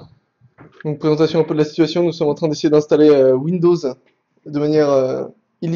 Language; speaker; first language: French; native; French